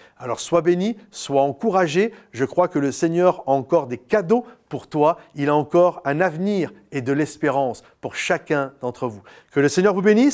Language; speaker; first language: French; native; French